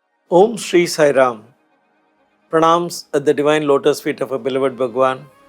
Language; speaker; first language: English; non-native, local second language; Tamil